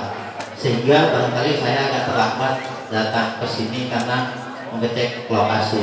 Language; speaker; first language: Indonesian; native; Indonesian